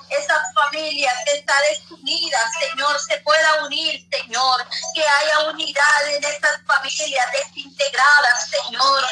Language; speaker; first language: Spanish; native; Spanish